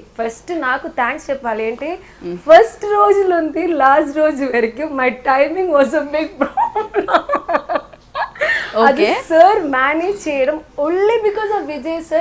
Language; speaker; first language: Telugu; non-native, learner; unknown